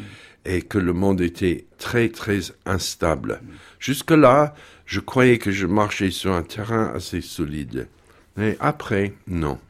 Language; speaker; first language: French; non-native, fluent; English